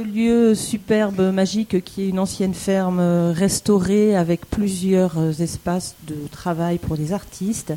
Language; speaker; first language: French; native; French